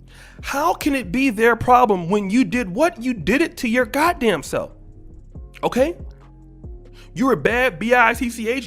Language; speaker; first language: English; native; English